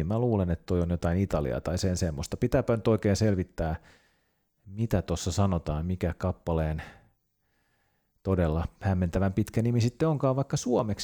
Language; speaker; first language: Finnish; native; Finnish